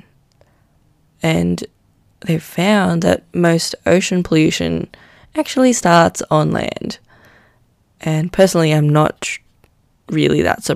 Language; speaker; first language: English; non-native, local second language; Filipino